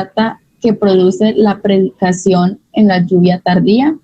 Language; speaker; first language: Spanish; native; Spanish